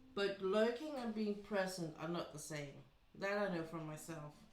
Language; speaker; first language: English; non-native, fluent; Danish